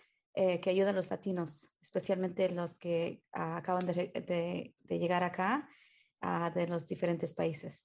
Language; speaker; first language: Spanish; early bilingual, heritage; Spanish